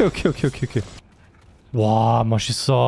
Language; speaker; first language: Korean; non-native, learner; German